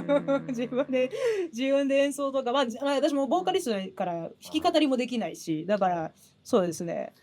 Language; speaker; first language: Japanese; native; Japanese